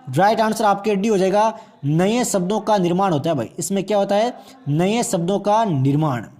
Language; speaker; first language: Hindi; native; Hindi